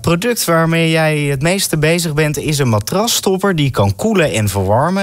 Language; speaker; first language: Dutch; native; Dutch